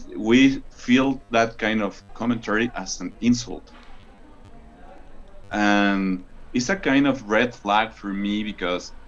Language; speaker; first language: English; non-native, learner; Spanish